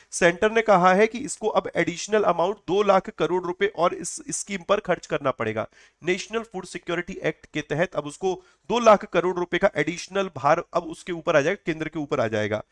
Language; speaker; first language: Hindi; native; Hindi